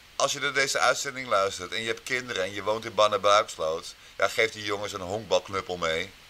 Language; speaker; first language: Dutch; native; Dutch